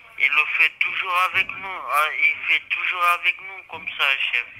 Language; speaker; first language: French; non-native, learner; Romanian